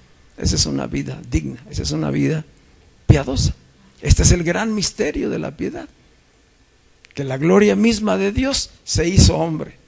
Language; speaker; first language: Spanish; native; Spanish